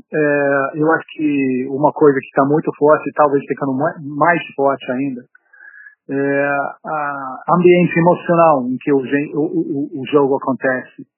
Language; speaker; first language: Portuguese; non-native, fluent; English